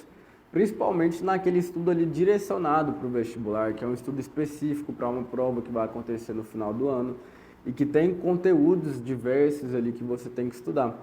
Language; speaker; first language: Portuguese; native; Portuguese